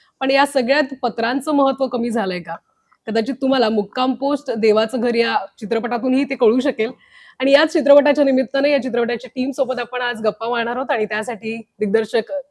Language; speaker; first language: Marathi; native; Marathi